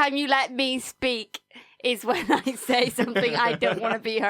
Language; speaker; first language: English; native; English